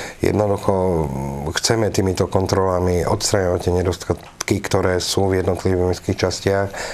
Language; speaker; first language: Slovak; native; Slovak